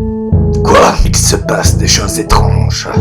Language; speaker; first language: French; native; French